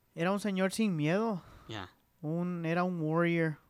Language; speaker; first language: Spanish; early bilingual, heritage; Spanish